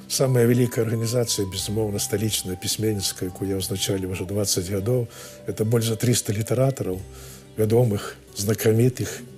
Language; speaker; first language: Belarusian; native; Belarusian